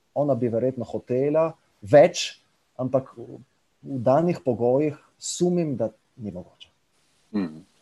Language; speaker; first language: Slovenian; native; Slovenian